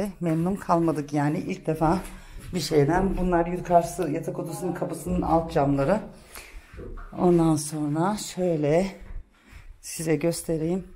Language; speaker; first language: Turkish; early bilingual, heritage; Turkish